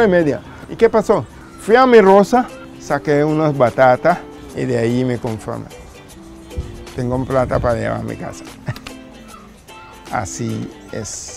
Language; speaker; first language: Spanish; non-native, local second language; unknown